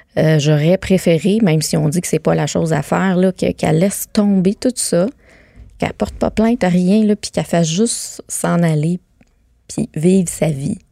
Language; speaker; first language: French; native; French